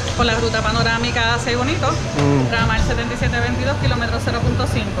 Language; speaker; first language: Spanish; native; Spanish